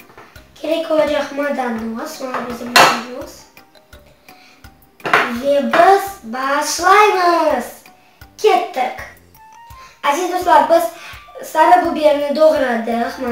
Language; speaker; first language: Turkish; early bilingual, heritage; Crimean Tatar